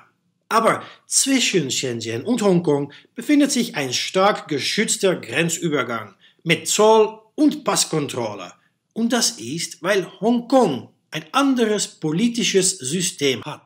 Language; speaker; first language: German; non-native, fluent; Dutch